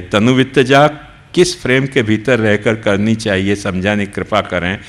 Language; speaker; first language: Hindi; non-native, local second language; Gujarati